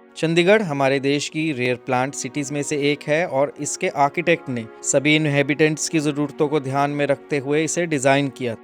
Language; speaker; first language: Hindi; native; Hindi